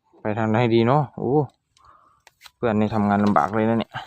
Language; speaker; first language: Thai; native; Thai